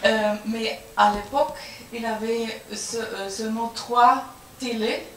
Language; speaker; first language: French; non-native, fluent; German